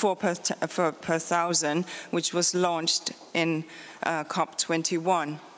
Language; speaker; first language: English; non-native, fluent; Danish